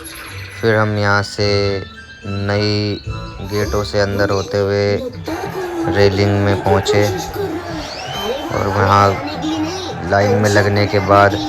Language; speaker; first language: Hindi; native; Hindi